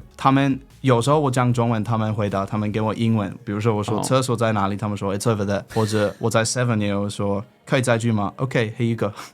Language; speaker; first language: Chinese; non-native, fluent; English